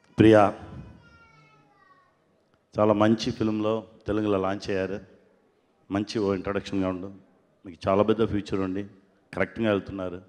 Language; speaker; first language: Telugu; non-native, learner; Tamil